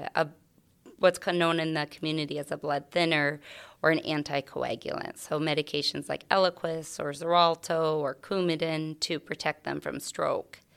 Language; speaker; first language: English; native; English